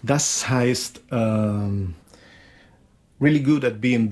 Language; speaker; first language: German; non-native, learner; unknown